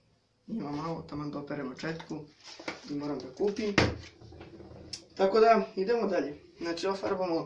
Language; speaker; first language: Serbian; native; Serbian